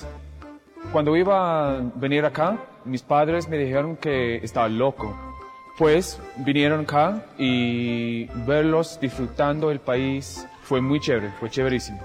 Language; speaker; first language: Spanish; non-native, fluent; English